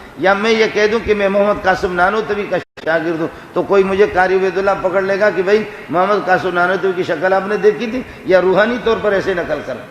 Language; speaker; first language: Urdu; non-native, local second language; Baluchi